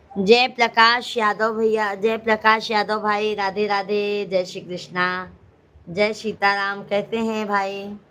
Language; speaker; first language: Hindi; native; Hindi